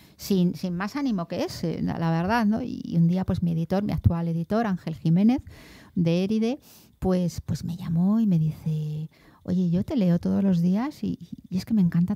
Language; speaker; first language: Spanish; native; Spanish